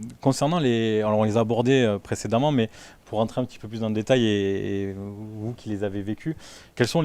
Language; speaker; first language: French; native; French